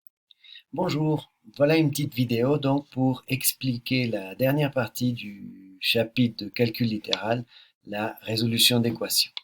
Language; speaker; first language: French; native; French